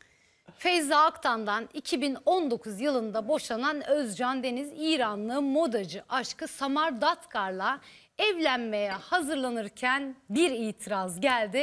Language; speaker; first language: Turkish; native; Turkish